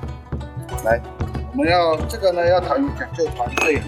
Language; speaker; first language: Chinese; native; Chinese